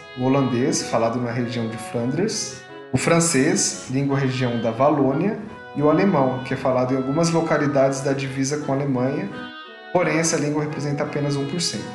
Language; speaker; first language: Portuguese; native; Portuguese